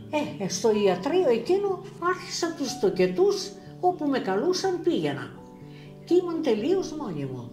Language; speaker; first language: Greek; early bilingual, other home language; Russian